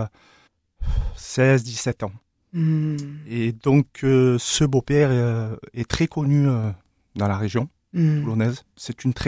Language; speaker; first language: French; native; French